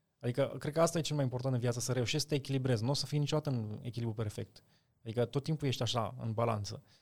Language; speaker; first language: Romanian; native; Romanian